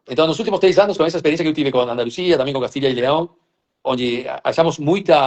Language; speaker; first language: Portuguese; non-native, fluent; Spanish